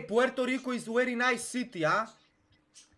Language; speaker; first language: English; non-native, learner; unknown